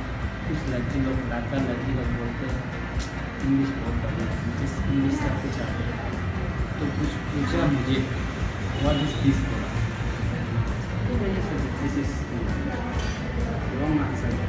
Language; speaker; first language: Hindi; non-native, local second language; Tibetan